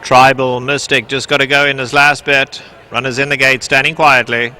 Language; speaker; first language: English; native; English